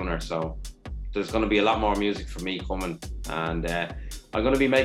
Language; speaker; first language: English; native; English